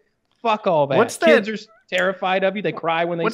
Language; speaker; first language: English; native; English